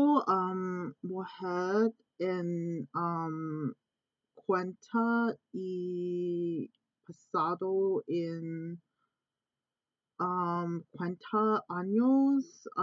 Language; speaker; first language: Spanish; non-native, learner; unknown